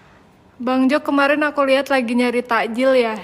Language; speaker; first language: Indonesian; native; Indonesian